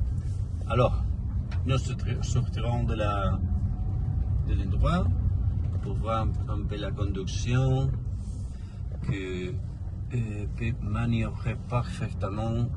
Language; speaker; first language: French; non-native, learner; Spanish